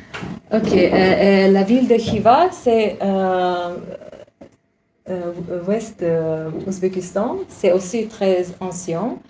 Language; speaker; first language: French; non-native, learner; Uzbek